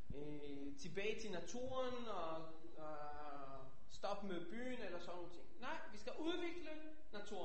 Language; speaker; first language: Danish; non-native, fluent; Hebrew